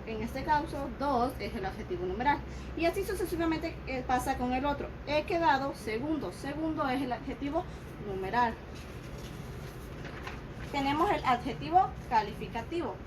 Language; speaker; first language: Spanish; native; Spanish